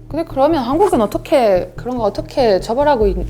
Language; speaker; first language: Korean; non-native, fluent; French